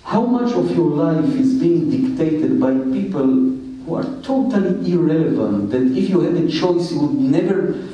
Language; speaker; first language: English; non-native, fluent; Hebrew